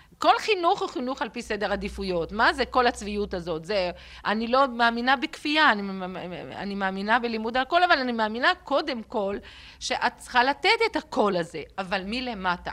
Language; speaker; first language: Hebrew; native; Hebrew